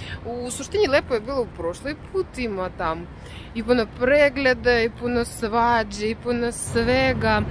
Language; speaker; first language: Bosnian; non-native, learner; Russian